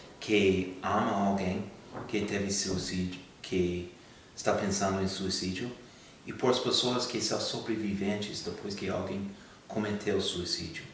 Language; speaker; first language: Portuguese; non-native, fluent; English